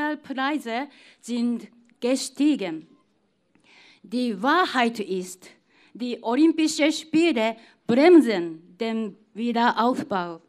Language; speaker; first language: German; non-native, fluent; Japanese